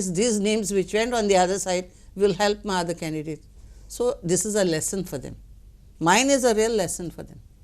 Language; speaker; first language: English; non-native, local second language; Konkani